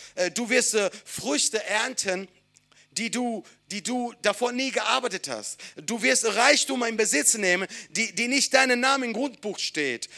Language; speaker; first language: German; non-native, fluent; Italian